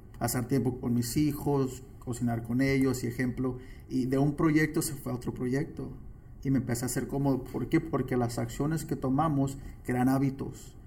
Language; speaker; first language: Spanish; early bilingual, heritage; Spanish